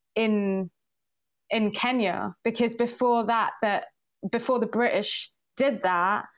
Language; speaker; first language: English; early bilingual, other home language; Swahili